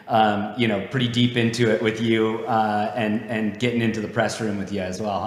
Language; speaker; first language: English; native; English